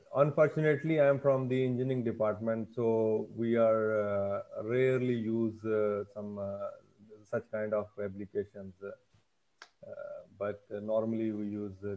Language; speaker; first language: English; non-native, fluent; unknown